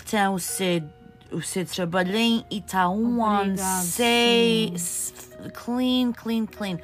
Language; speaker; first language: Portuguese; early bilingual, heritage; Portuguese